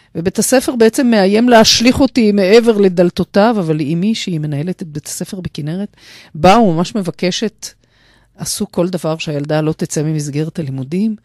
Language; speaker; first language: Hebrew; native; Hebrew